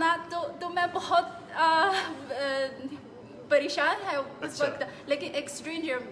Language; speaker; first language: Hindi; non-native, fluent; Chinese